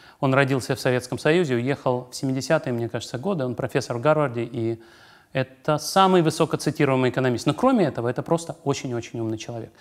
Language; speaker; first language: Russian; native; Russian